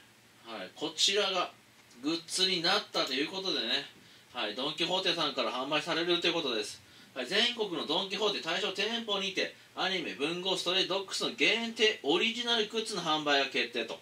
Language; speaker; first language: Japanese; native; Japanese